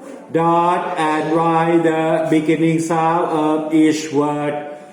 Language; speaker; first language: English; non-native, fluent; Thai